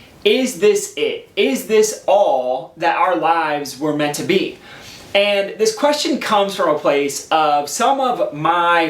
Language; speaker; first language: English; native; English